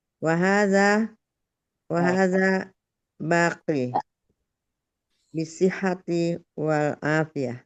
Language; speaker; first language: Arabic; non-native, learner; Indonesian